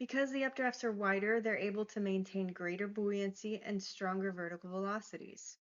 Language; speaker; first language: English; native; English